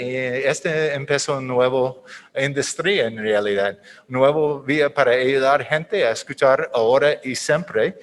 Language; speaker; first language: Spanish; non-native, fluent; English